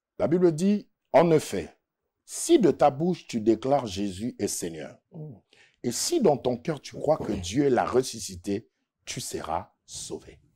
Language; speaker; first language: French; non-native, local second language; Lingala